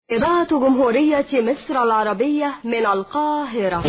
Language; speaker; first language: Arabic; native; Arabic